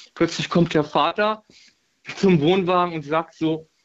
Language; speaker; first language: German; native; German